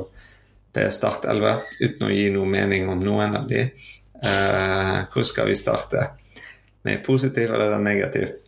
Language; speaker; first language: Norwegian; non-native, fluent; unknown